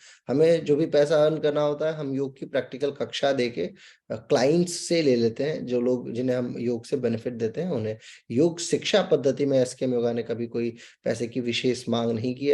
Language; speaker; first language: Hindi; native; Hindi